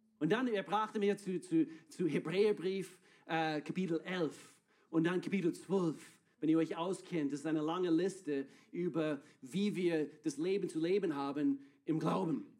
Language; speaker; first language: German; non-native, fluent; English